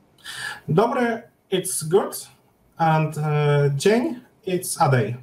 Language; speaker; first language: English; non-native, learner; Polish